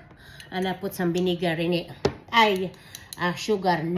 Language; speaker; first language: English; non-native, learner; Filipino